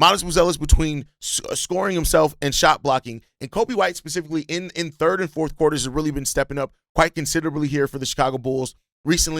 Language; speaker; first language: English; native; English